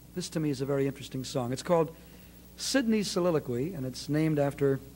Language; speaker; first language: English; native; English